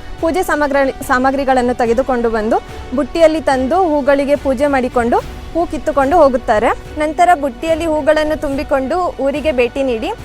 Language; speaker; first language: Kannada; non-native, local second language; Lambadi